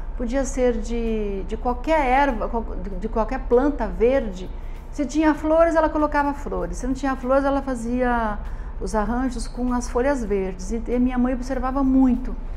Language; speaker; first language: Portuguese; native; Portuguese